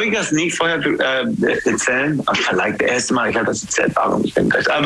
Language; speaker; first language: German; non-native, learner; English